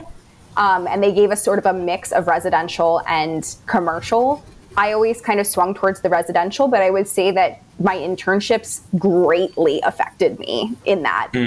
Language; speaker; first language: English; native; English